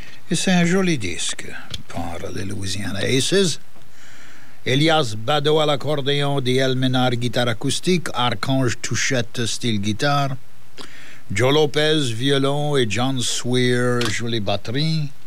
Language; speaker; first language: French; native; French